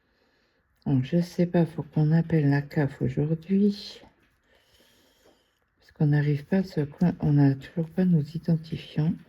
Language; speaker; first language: French; native; French